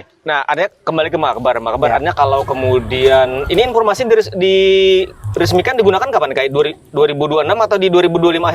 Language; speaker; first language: Indonesian; native; Indonesian